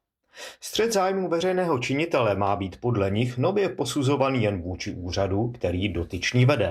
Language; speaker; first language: Czech; native; Czech